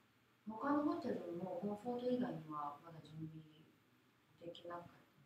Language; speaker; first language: Japanese; non-native, fluent; Korean